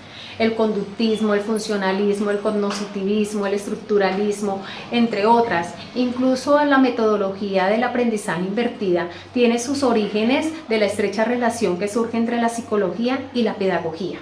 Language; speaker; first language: Spanish; native; Spanish